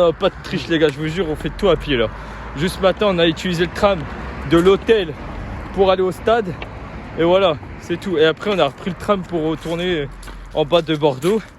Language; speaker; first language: French; native; French